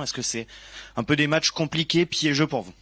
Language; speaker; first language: French; native; French